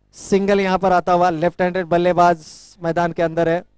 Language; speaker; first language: Hindi; non-native, local second language; Marathi